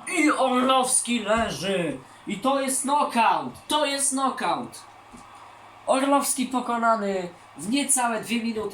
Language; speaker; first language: Polish; native; Polish